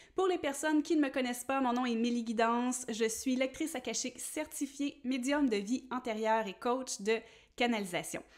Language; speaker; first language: French; native; French